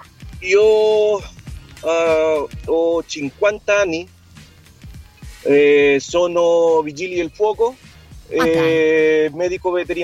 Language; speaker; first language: Italian; non-native, learner; Spanish